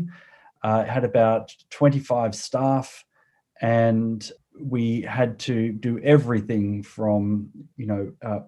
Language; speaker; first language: English; native; English